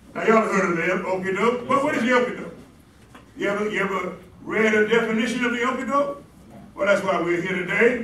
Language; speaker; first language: English; native; English